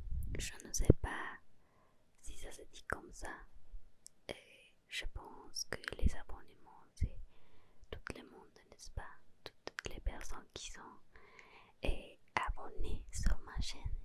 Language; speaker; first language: French; non-native, learner; Spanish